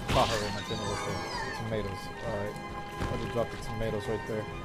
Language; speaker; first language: English; native; English